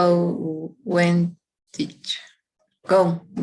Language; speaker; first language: English; non-native, learner; Spanish